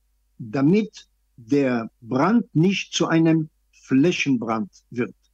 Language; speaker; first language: German; non-native, fluent; Hebrew